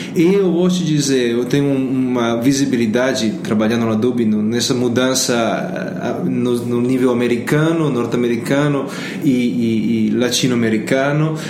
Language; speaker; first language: Portuguese; non-native, fluent; Italian